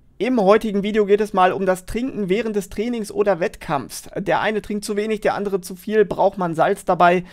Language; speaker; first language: German; native; German